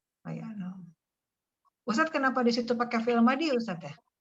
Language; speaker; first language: Indonesian; native; Indonesian